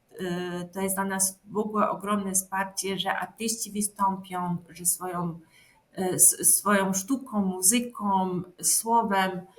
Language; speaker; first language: Polish; non-native, fluent; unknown